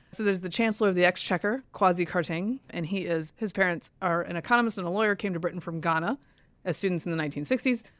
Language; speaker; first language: English; native; English